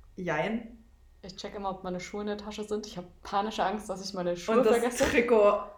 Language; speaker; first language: German; native; German